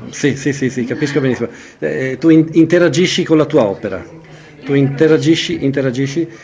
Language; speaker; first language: Italian; native; Italian